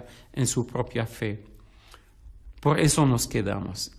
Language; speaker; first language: Spanish; non-native, fluent; Arabic